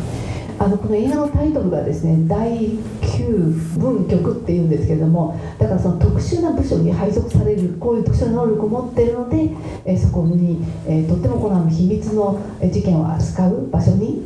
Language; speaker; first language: Japanese; native; Japanese